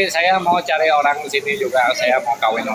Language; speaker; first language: Indonesian; non-native, learner; Vietnamese